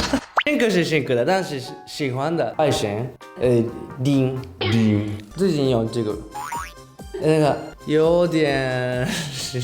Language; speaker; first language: Chinese; non-native, learner; Japanese